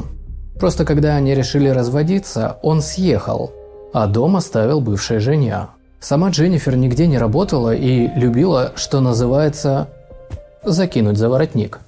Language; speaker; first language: Russian; native; Russian